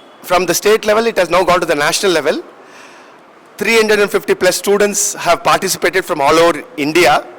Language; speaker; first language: English; non-native, local second language; Telugu